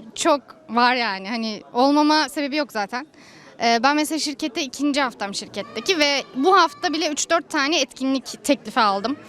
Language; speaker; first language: Turkish; native; Turkish